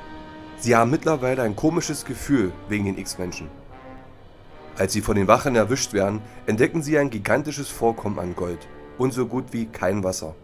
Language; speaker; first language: German; native; German